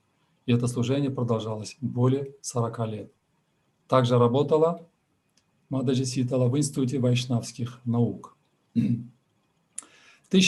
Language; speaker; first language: Russian; native; Russian